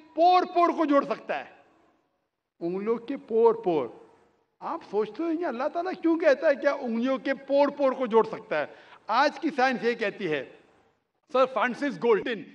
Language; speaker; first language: Hindi; non-native, local second language; Konkani